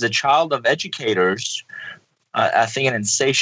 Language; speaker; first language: English; non-native, fluent; Persian